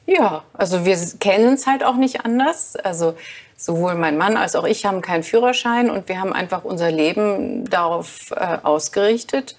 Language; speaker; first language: German; native; German